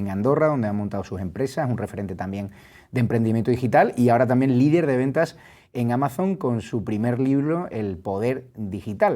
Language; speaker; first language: Spanish; native; Spanish